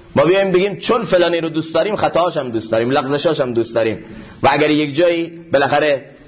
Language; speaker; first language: Persian; native; Persian